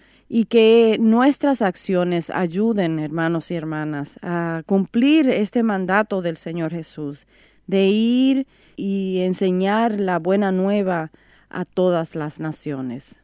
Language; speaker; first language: Spanish; native; Spanish